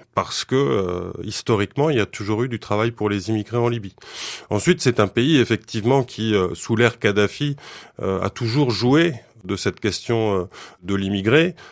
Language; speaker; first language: French; native; French